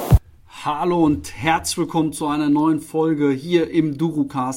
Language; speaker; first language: German; native; German